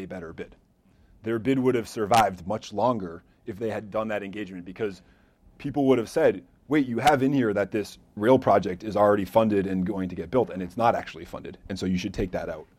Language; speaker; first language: English; native; English